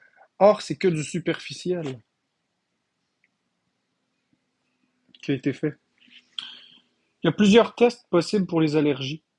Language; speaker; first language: French; native; French